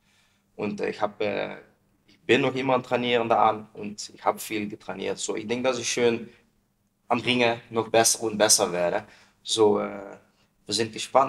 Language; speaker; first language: German; non-native, learner; Dutch